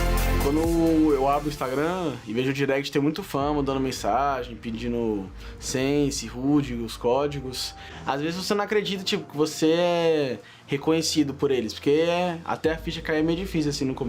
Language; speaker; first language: Portuguese; native; Portuguese